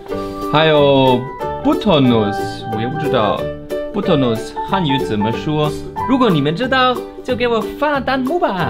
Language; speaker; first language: Chinese; non-native, fluent; German